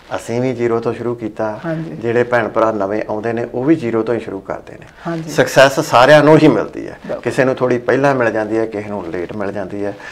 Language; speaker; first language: Punjabi; native; Punjabi